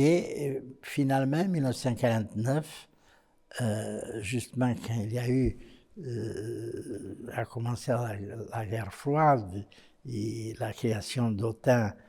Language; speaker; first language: French; non-native, fluent; Portuguese